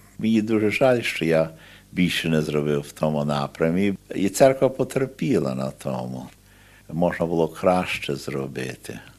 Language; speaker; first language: Ukrainian; early bilingual, heritage; Ukrainian